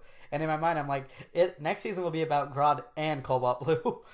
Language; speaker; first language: English; native; English